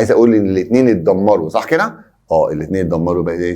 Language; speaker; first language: Arabic; native; Arabic